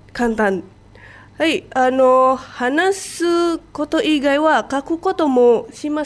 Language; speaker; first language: Japanese; non-native, fluent; Indonesian